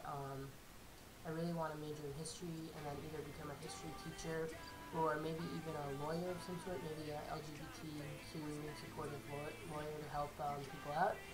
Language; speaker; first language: English; native; English